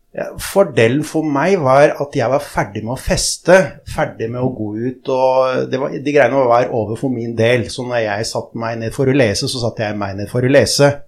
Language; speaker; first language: Norwegian; early bilingual, other home language; Arabic